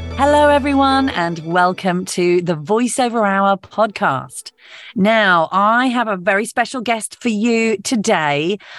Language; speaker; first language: English; native; English